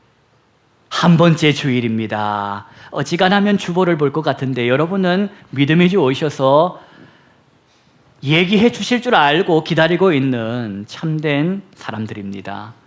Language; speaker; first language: Korean; native; Korean